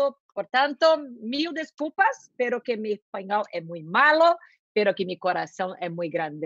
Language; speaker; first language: Spanish; non-native, learner; Portuguese